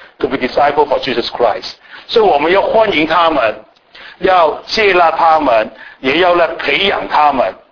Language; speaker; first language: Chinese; non-native, local second language; Cantonese